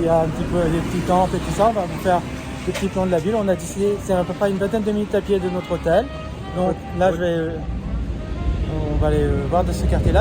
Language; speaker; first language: French; native; French